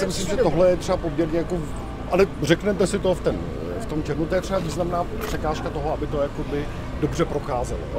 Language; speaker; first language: Czech; native; Czech